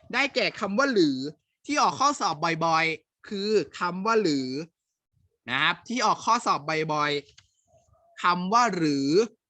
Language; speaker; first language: Thai; native; Thai